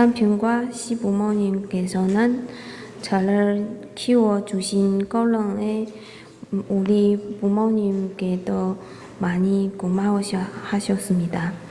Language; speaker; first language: Korean; non-native, fluent; Chinese